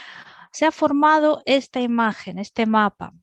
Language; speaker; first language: Spanish; non-native, fluent; Russian